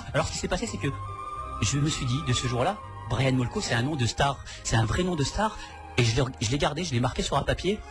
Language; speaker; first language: French; native; French